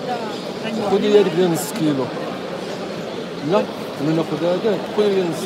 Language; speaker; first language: Italian; non-native, learner; Arabic